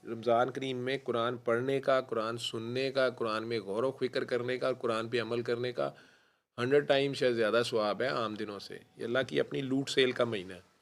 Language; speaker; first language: Urdu; non-native, local second language; Punjabi